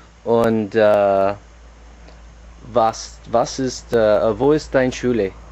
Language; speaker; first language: German; non-native, learner; English